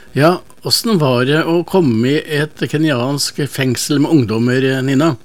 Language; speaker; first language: Norwegian; native; Norwegian